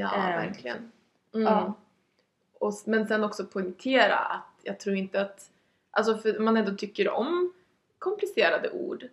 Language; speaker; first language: Swedish; native; Swedish